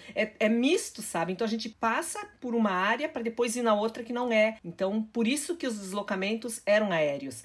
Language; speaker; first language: Portuguese; native; Portuguese